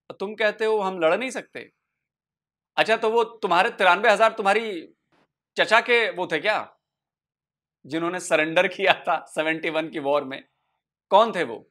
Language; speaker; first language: Hindi; native; Hindi